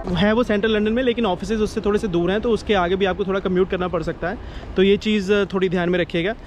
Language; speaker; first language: Hindi; native; Hindi